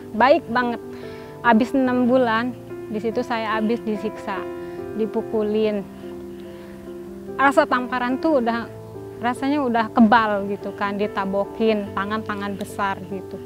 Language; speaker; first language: Indonesian; non-native, local second language; Sundanese